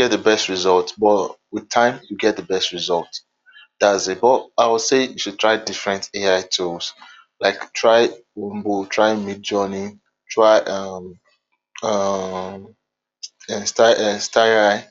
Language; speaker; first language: English; non-native, local second language; Yoruba